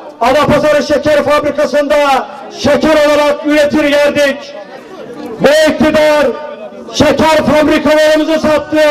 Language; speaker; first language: Turkish; native; Turkish